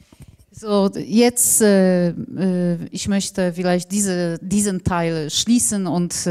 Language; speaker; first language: German; non-native, fluent; Polish